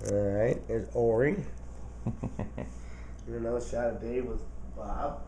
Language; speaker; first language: English; native; English